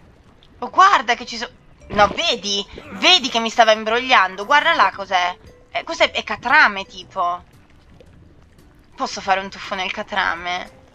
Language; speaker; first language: Italian; native; Italian